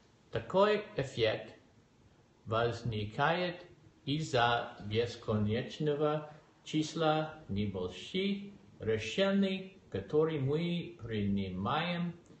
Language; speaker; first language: Russian; non-native, learner; English